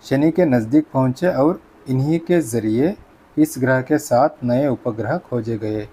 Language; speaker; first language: Hindi; non-native, local second language; Kannada